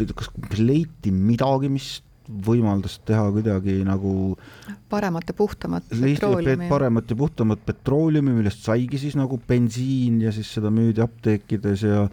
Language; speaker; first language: Estonian; native; Estonian